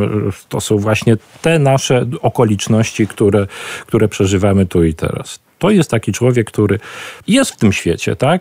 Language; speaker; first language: Polish; native; Polish